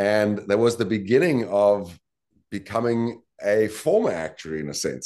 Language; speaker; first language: English; native; English